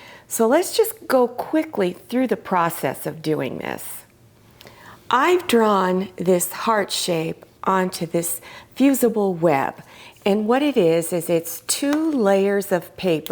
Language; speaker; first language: English; native; English